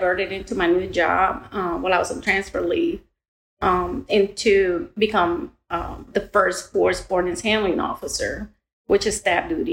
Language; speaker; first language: English; early bilingual, other home language; Spanish